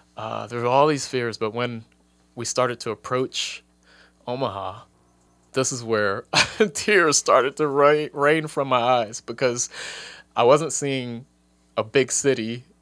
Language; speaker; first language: English; native; English